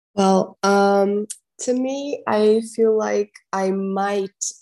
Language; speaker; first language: English; non-native, fluent; Portuguese